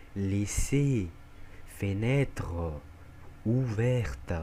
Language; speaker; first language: French; non-native, fluent; Portuguese